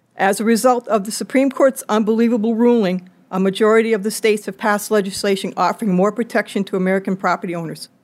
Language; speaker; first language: English; native; English